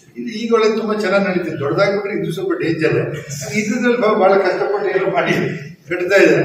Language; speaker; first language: Kannada; non-native, local second language; Malayalam